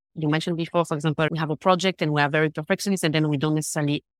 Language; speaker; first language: English; non-native, fluent; French